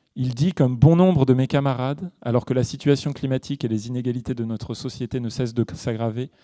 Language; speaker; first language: French; native; French